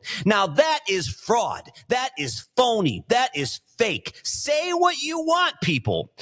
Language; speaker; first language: English; native; English